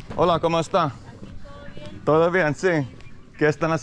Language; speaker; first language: Spanish; non-native, learner; Finnish